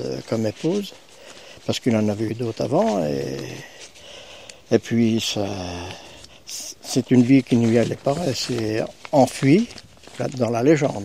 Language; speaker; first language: French; native; French